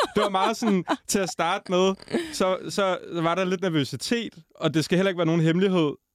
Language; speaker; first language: Danish; native; Danish